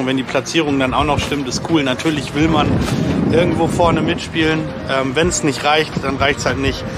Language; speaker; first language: German; native; German